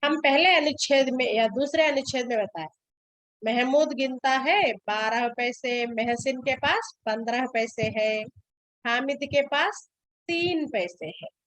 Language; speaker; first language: Hindi; non-native, local second language; Telugu